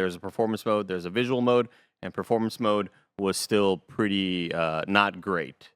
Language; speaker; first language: English; native; English